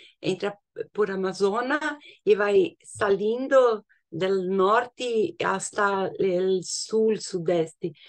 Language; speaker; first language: Spanish; non-native, learner; Portuguese